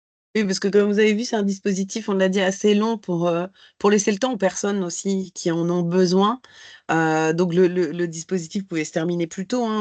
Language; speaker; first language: French; native; French